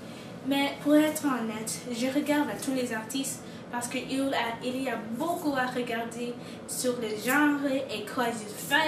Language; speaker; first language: French; non-native, local second language; English